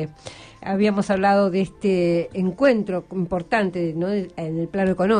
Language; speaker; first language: Spanish; native; Spanish